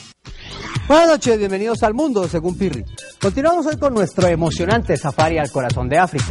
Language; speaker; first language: Spanish; native; Spanish